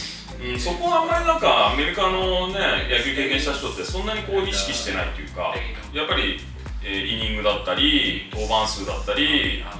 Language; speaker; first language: Japanese; native; Japanese